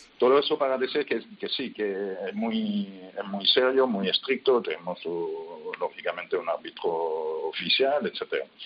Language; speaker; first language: Spanish; non-native, fluent; French